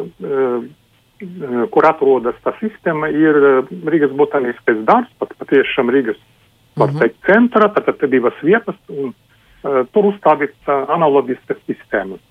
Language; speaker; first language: Latvian; non-native, local second language; Russian